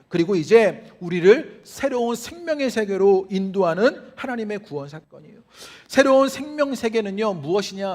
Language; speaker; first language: Korean; native; Korean